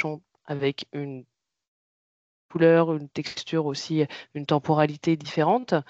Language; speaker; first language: French; native; French